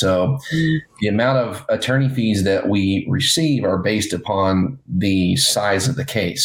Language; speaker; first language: English; native; English